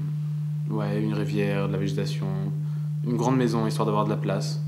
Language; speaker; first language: French; native; French